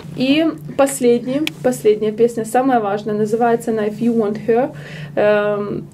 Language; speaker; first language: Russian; native; Russian